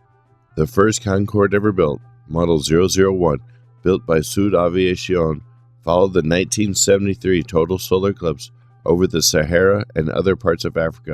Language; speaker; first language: English; native; English